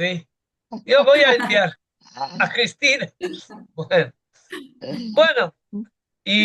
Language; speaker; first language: Spanish; non-native, fluent; Bangla